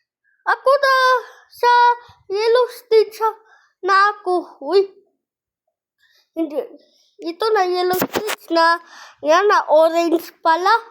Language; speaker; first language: Filipino; non-native, learner; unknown